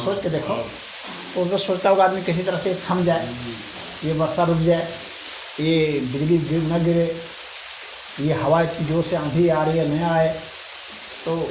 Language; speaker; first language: Hindi; native; Hindi